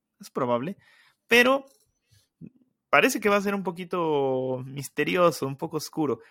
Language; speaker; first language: Spanish; native; Spanish